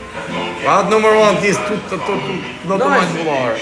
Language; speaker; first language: English; non-native, learner; Albanian